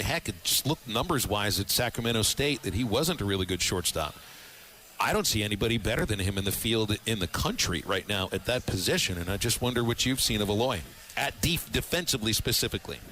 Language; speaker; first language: English; native; English